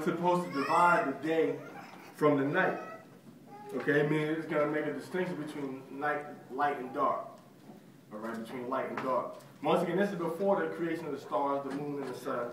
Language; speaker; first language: English; native; English